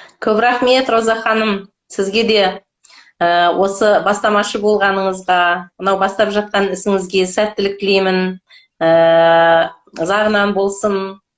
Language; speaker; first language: Kazakh; native; Kazakh